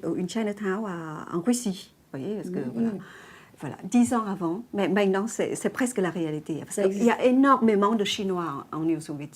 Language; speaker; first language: French; non-native, fluent; Vietnamese